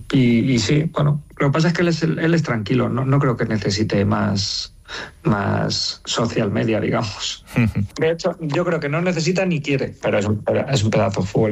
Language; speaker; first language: Spanish; native; Spanish